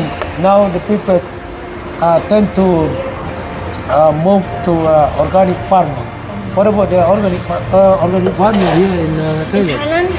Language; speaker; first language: English; non-native, learner; Indonesian